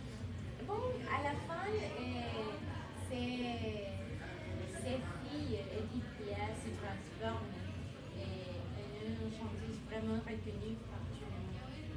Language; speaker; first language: French; non-native, learner; Spanish